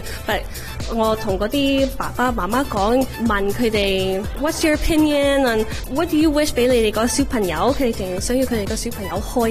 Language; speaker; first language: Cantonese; early bilingual, heritage; Cantonese